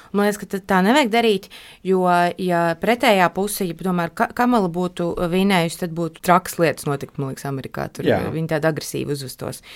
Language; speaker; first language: Latvian; native; Latvian